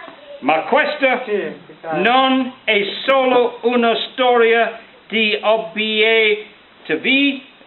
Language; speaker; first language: Italian; non-native, learner; English